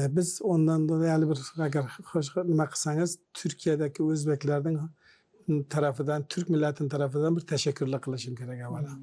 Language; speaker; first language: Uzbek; early bilingual, heritage; Uzbek